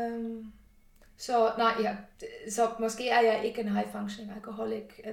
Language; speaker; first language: Danish; non-native, fluent; English